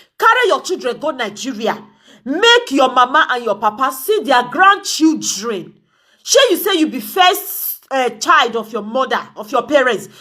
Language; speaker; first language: Nigerian Pidgin; native; Nigerian Pidgin